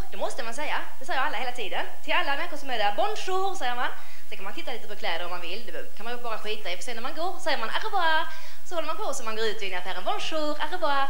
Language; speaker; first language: Swedish; native; Swedish